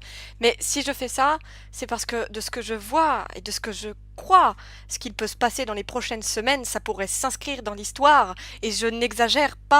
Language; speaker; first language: French; native; French